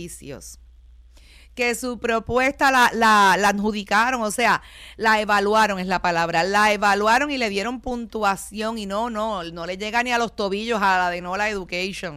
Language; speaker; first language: Spanish; native; Spanish